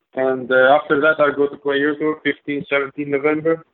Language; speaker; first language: English; early bilingual, other home language; Albanian